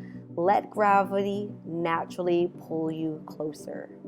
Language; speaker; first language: English; native; English